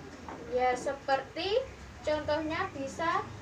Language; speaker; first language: Indonesian; native; Indonesian